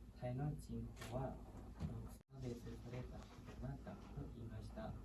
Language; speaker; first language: Japanese; non-native, learner; Thai